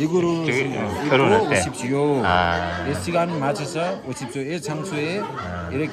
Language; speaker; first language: Korean; non-native, learner; Nepali